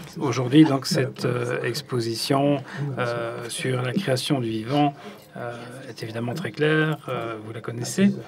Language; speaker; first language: French; native; French